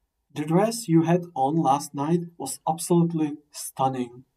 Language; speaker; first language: English; non-native, fluent; Czech